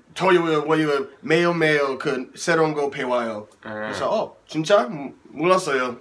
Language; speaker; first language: Korean; non-native, fluent; English